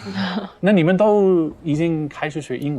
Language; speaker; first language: Chinese; early bilingual, heritage; Chinese